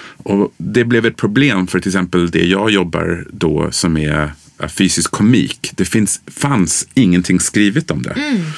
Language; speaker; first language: Swedish; early bilingual, other home language; English